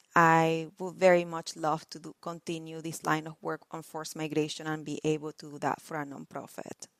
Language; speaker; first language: English; non-native, fluent; Spanish